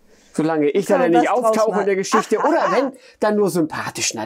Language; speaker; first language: German; native; German